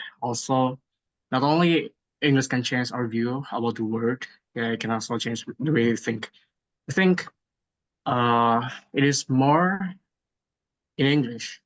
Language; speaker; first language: English; non-native, learner; Indonesian